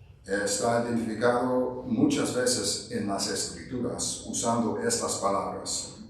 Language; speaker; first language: Spanish; non-native, fluent; English